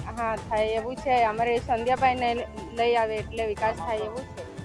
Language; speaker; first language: Gujarati; non-native, local second language; Vasavi